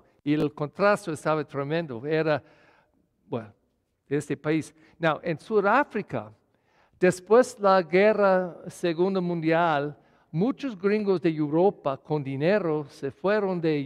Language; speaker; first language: Spanish; non-native, fluent; English